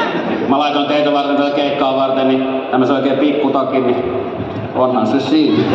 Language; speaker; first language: Finnish; native; Finnish